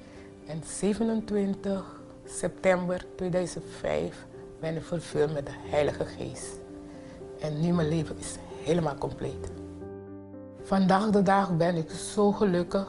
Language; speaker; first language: Dutch; non-native, fluent; Papiamento